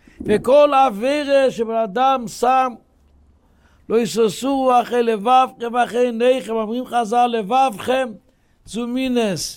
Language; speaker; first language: Hebrew; non-native, local second language; Yiddish